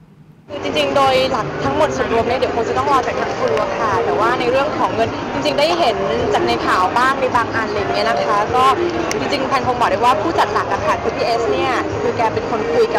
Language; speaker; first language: Thai; native; Thai